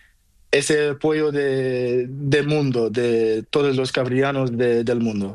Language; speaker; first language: Spanish; non-native, learner; Portuguese